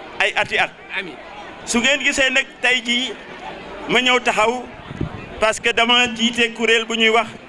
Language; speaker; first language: Wolof; native; Wolof